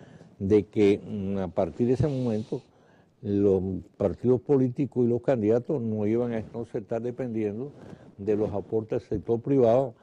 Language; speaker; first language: Spanish; native; Spanish